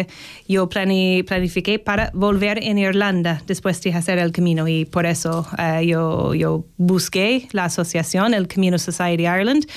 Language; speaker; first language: Spanish; non-native, fluent; English